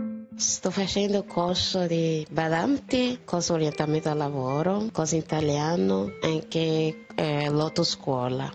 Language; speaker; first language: Italian; non-native, learner; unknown